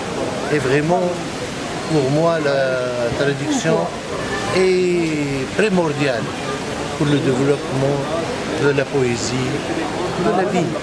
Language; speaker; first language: French; non-native, local second language; Arabic